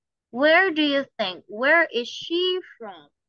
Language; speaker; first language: English; non-native, fluent; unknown